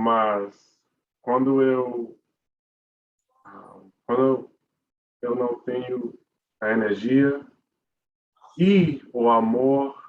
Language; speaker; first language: Portuguese; non-native, learner; English